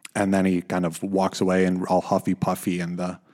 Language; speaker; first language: English; native; English